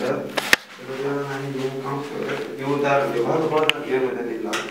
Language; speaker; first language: Swedish; early bilingual, other home language; Arabic